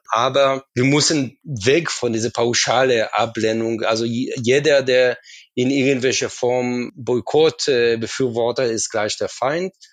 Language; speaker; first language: German; non-native, fluent; Hebrew